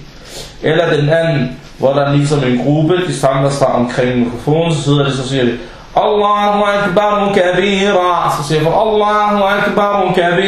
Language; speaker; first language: Danish; non-native, fluent; Arabic